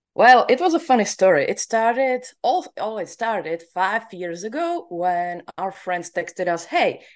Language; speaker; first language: English; non-native, fluent; Czech